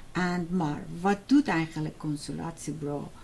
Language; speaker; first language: Dutch; non-native, fluent; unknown